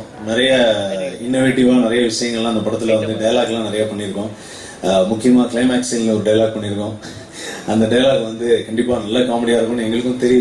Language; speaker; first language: Tamil; native; Tamil